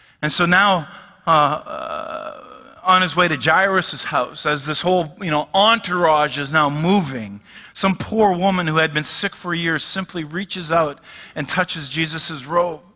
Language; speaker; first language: English; native; English